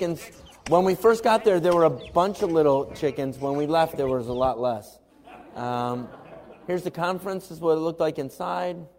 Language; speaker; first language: English; native; English